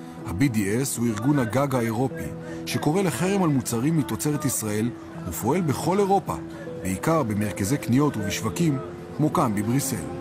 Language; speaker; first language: Hebrew; native; Hebrew